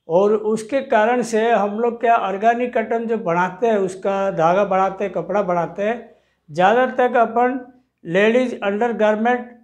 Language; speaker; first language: Hindi; non-native, local second language; Odia